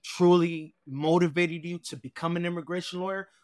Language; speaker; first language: English; native; English